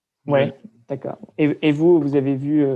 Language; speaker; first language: French; native; French